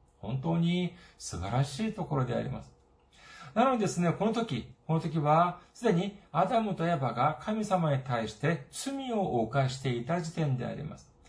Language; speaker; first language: Japanese; non-native, fluent; Korean